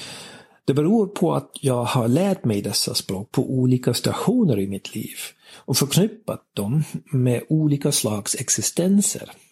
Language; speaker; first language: Swedish; non-native, fluent; English